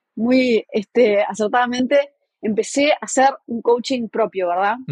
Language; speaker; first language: Spanish; native; Spanish